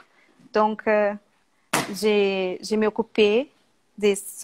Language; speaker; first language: French; non-native, learner; Portuguese